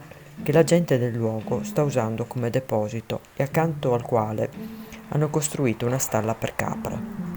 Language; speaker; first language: Italian; native; Italian